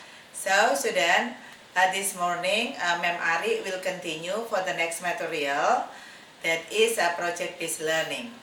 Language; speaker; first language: English; non-native, fluent; Indonesian